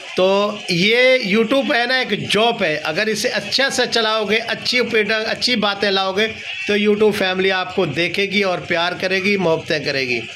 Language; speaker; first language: Urdu; non-native, local second language; Punjabi